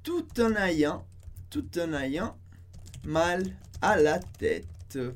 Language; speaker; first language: French; non-native, fluent; Portuguese